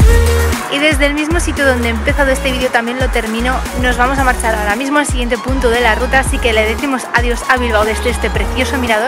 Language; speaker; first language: Spanish; native; Spanish